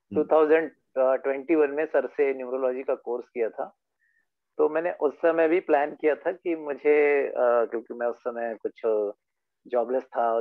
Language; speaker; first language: Hindi; native; Hindi